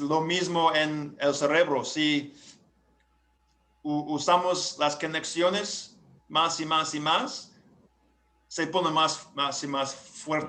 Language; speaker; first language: Spanish; non-native, learner; English